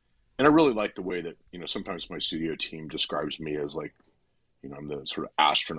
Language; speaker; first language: English; native; English